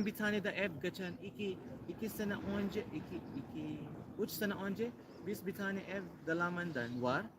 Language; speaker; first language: Turkish; non-native, learner; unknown